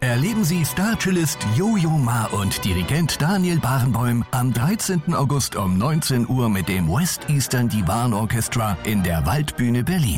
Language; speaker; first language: German; native; German